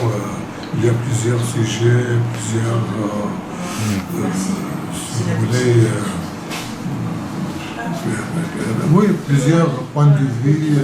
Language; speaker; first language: French; non-native, local second language; Arabic